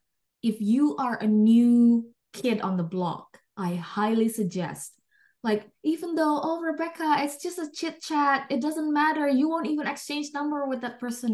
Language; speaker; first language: English; non-native, fluent; Indonesian